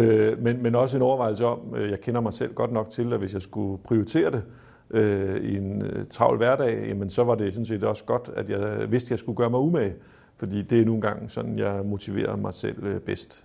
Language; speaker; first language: Danish; native; Danish